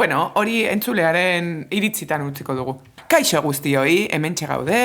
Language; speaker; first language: Basque; native; Basque